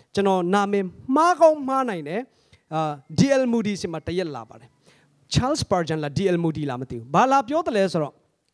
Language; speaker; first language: Burmese; non-native, local second language; Hakha Chin